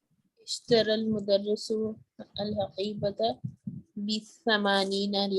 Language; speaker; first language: Arabic; non-native, learner; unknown